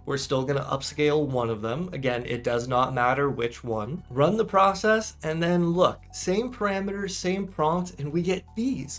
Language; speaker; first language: English; native; English